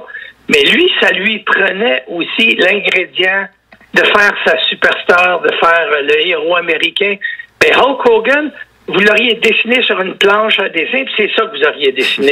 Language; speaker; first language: French; native; French